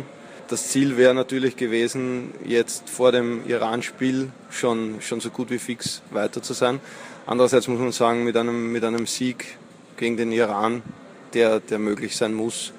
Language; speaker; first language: German; native; German